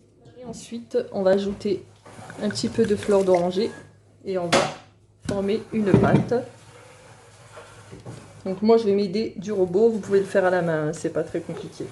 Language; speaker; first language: French; native; French